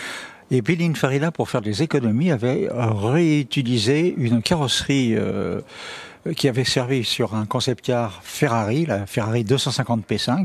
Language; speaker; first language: French; native; French